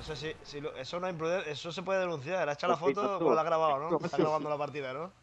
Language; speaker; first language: Spanish; native; Spanish